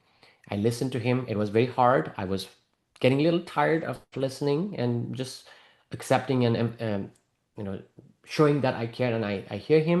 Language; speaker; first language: English; non-native, fluent; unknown